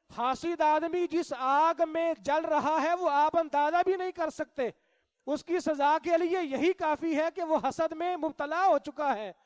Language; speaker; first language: Urdu; non-native, local second language; Punjabi